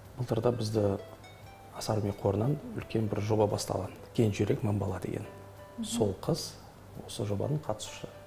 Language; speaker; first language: Kazakh; non-native, local second language; Uzbek